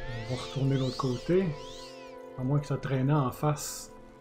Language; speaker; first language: French; native; French